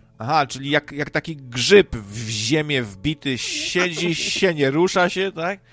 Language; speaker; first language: Polish; native; Polish